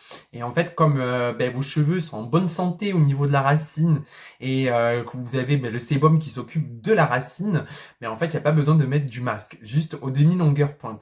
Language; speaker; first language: French; native; French